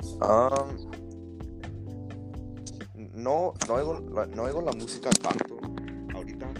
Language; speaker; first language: Spanish; early bilingual, heritage; Spanish